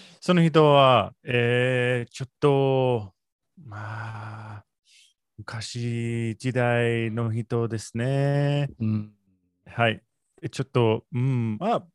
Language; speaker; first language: Japanese; non-native, learner; English